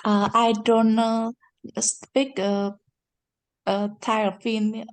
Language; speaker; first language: English; non-native, learner; Vietnamese